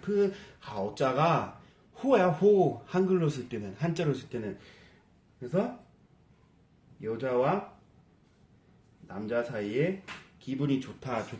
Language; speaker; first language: Korean; non-native, fluent; English